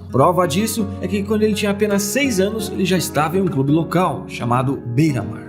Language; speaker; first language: Portuguese; native; Portuguese